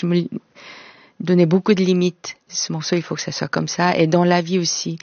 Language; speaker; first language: French; non-native, fluent; Korean